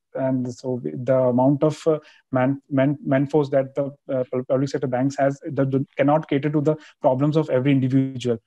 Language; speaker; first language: English; non-native, local second language; Hindi